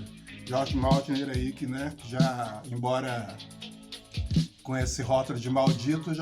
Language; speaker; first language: Portuguese; native; Portuguese